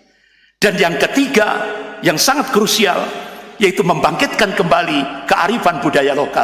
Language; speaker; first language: Indonesian; non-native, local second language; Javanese